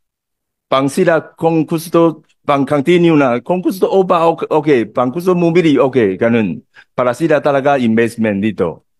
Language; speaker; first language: Filipino; non-native, learner; Chinese